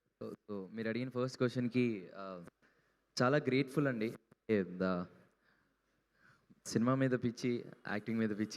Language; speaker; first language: Telugu; native; Telugu